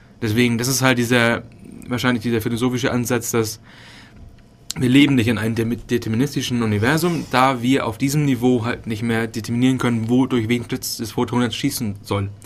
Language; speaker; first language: German; native; German